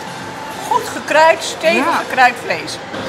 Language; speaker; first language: Dutch; native; Dutch